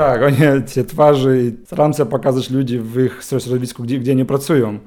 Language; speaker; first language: Polish; non-native, learner; Ukrainian